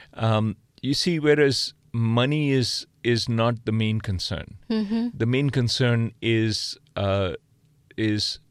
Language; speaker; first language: English; non-native, local second language; Punjabi